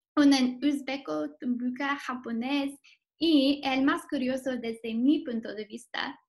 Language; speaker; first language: Spanish; non-native, fluent; English